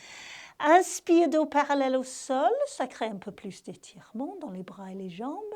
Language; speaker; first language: French; native; French